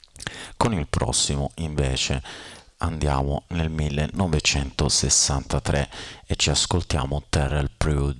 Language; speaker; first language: Italian; native; Italian